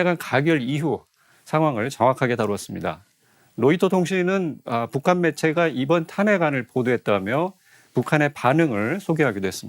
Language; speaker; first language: Korean; native; Korean